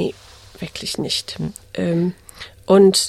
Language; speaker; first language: German; early bilingual, heritage; English